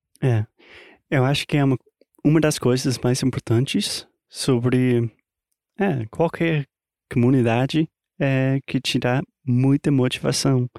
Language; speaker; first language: Portuguese; non-native, fluent; English